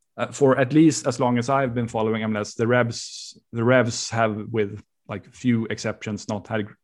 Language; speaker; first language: English; non-native, fluent; Swedish